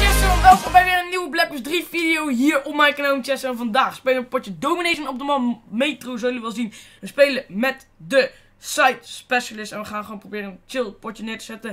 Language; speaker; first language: Dutch; native; Dutch